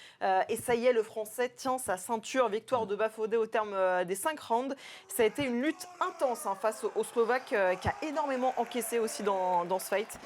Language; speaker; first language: French; native; French